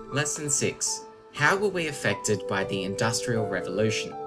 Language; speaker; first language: English; native; English